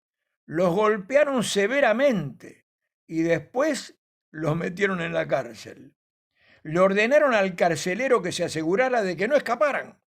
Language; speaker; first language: Spanish; native; Spanish